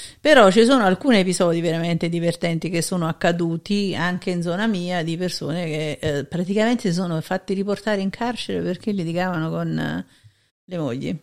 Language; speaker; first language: Italian; native; Italian